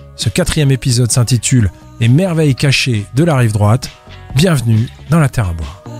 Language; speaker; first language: French; native; French